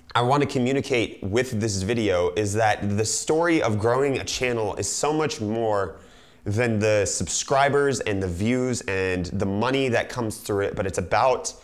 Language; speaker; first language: English; native; English